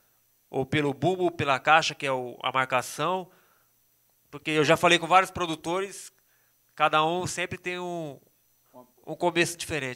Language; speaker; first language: Portuguese; native; Portuguese